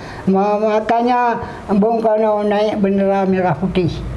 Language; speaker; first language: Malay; non-native, local second language; Achinese